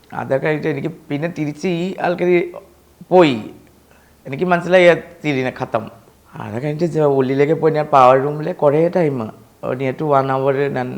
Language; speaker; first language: Malayalam; non-native, fluent; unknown